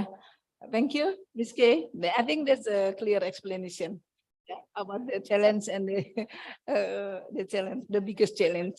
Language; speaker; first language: English; non-native, fluent; Indonesian